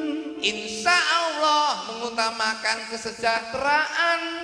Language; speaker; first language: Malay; non-native, local second language; Javanese